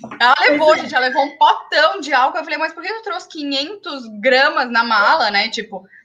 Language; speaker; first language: Portuguese; native; Portuguese